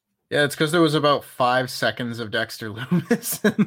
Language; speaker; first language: English; native; English